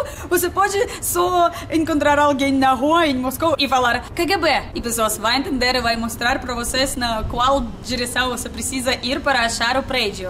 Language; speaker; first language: Portuguese; non-native, learner; Russian